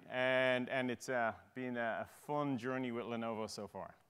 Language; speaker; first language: English; native; English